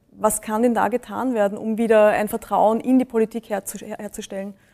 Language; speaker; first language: German; native; German